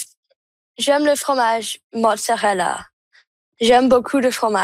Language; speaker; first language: French; non-native, local second language; English